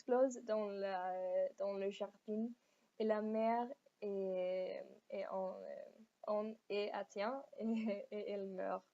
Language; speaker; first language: French; non-native, learner; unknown